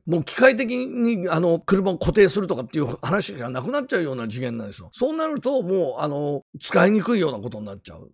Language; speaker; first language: Japanese; native; Japanese